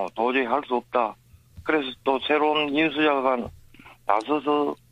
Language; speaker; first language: Korean; native; Korean